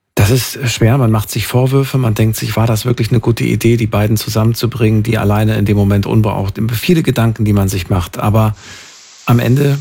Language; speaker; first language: German; native; German